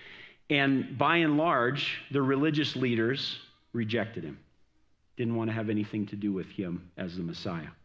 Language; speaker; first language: English; native; English